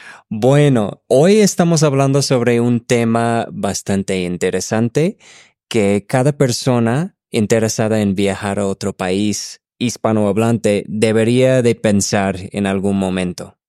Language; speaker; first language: Spanish; non-native, fluent; English